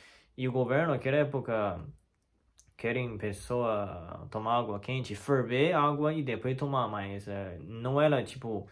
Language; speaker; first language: Portuguese; non-native, learner; Chinese